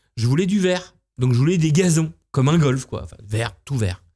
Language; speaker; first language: French; native; French